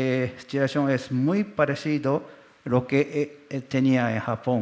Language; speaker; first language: Spanish; non-native, learner; Japanese